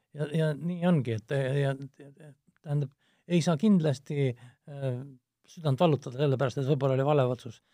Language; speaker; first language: Estonian; native; Estonian